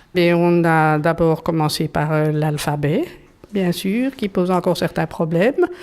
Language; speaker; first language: French; native; French